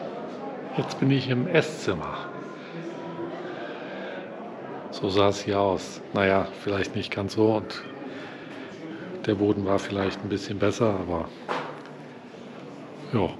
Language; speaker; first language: German; native; German